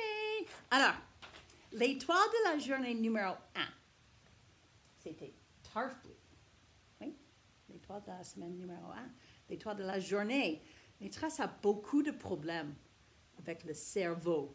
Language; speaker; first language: French; non-native, fluent; English